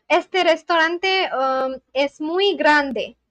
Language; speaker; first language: Spanish; non-native, learner; Bangla